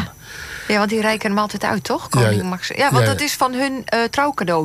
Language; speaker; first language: Dutch; native; Dutch